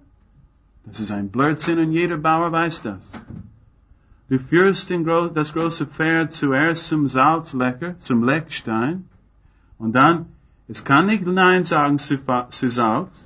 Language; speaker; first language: German; non-native, fluent; English